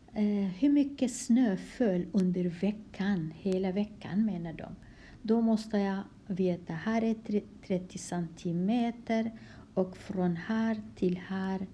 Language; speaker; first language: Swedish; non-native, fluent; Kurdish